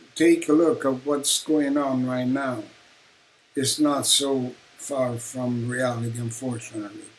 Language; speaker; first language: English; non-native, fluent; Italian